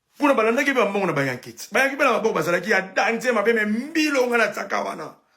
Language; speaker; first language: Lingala; native; Lingala